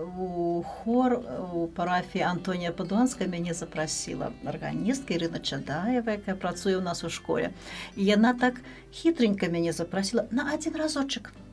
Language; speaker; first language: Belarusian; native; Belarusian